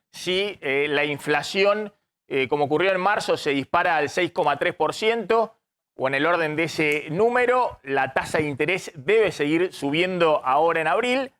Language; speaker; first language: Spanish; native; Spanish